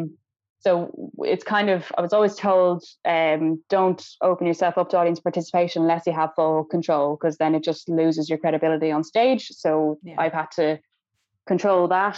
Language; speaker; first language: English; native; English